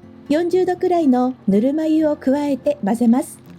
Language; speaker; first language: Japanese; native; Japanese